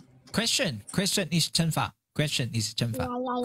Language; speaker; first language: English; non-native, learner; Chinese